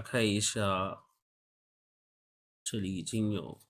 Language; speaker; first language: Chinese; non-native, learner; Urdu